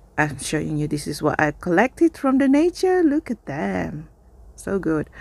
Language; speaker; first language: English; non-native, fluent; Indonesian